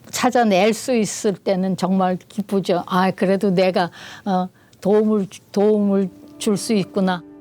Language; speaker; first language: Korean; native; Korean